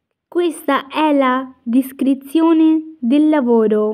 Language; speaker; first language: Italian; non-native, fluent; Urdu